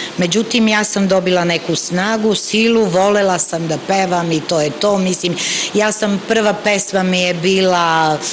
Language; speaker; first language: Serbian; non-native, local second language; Turkish